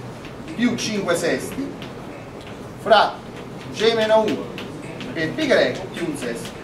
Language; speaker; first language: Italian; native; Italian